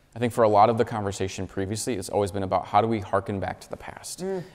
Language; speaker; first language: English; native; English